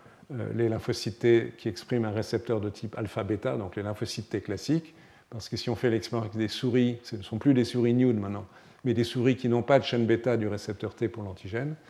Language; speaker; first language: French; native; French